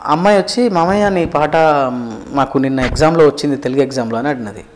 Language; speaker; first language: Telugu; native; Telugu